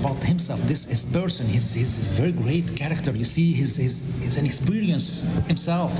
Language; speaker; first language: English; non-native, learner; Arabic